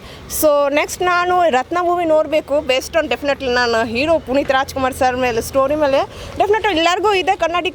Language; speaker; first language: Kannada; non-native, local second language; Bangla